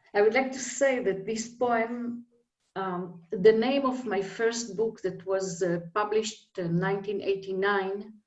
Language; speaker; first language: English; non-native, fluent; Hebrew